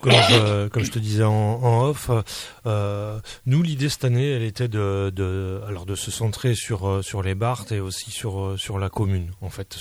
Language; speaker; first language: French; native; French